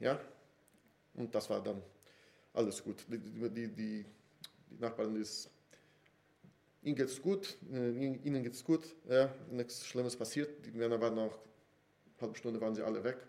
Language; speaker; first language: German; non-native, fluent; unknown